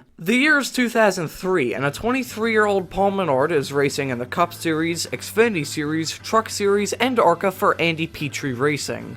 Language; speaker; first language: English; native; English